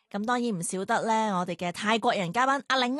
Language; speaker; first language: Cantonese; native; Cantonese